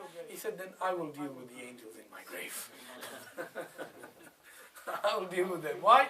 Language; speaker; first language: English; native; English